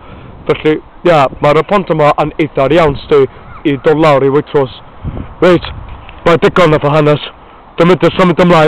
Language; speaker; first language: Welsh; non-native, learner; English